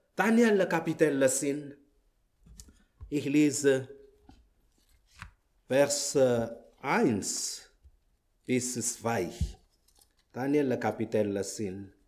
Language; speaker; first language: German; non-native, learner; Malagasy